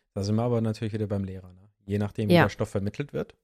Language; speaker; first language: German; native; German